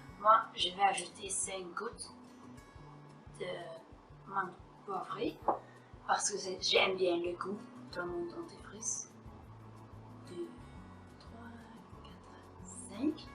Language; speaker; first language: French; non-native, fluent; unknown